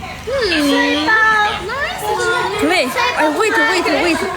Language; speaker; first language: English; non-native, learner; Thai